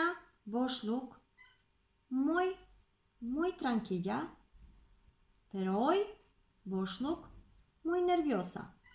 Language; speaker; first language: Spanish; non-native, fluent; Turkish